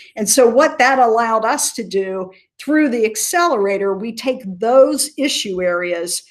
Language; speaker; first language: English; native; English